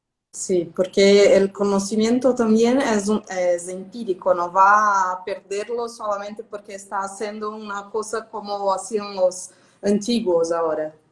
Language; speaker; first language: Spanish; non-native, fluent; Portuguese